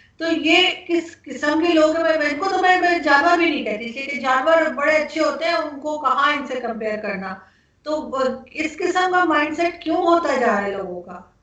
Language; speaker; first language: Urdu; native; Urdu